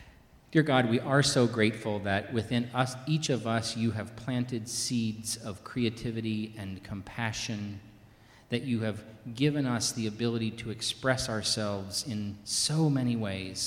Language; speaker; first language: English; native; English